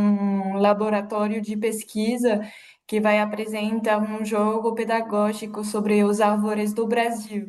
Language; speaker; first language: Portuguese; non-native, fluent; French